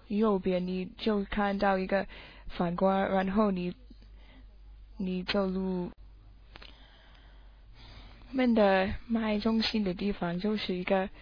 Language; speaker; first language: Chinese; non-native, learner; English